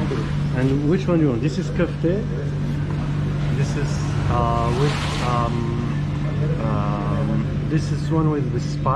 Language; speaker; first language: English; non-native, fluent; French